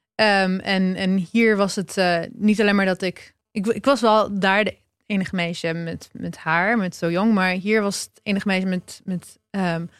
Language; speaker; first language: Dutch; early bilingual, other home language; Hebrew